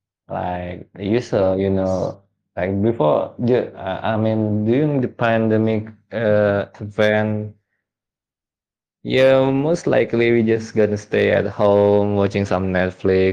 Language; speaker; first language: English; non-native, fluent; Indonesian